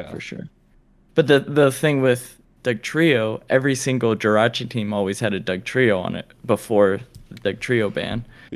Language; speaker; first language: English; native; English